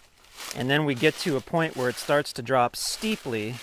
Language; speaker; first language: English; native; English